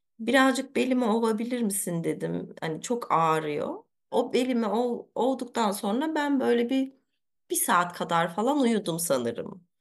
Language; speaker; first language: Turkish; early bilingual, heritage; Turkish